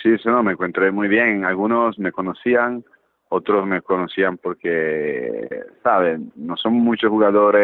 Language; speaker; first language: Spanish; early bilingual, heritage; Italian